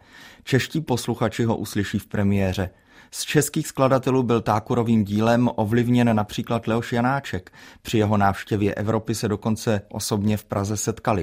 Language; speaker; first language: Czech; native; Czech